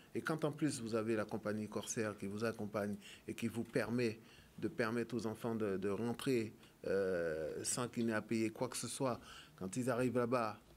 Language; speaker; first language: French; native; French